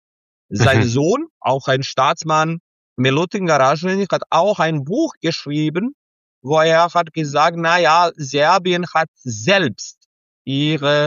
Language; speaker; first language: German; non-native, fluent; Serbian